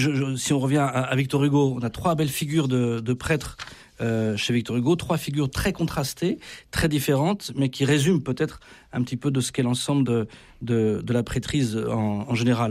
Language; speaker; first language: French; native; French